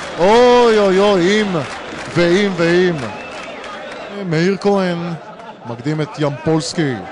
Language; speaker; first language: Hebrew; native; Hebrew